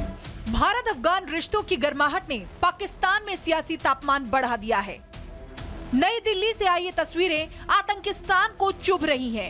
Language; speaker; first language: Hindi; native; Hindi